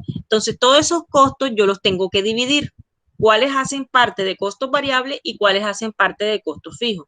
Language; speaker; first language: Spanish; native; Spanish